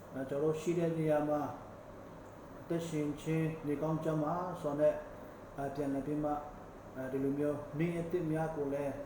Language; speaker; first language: Burmese; non-native, local second language; Hakha Chin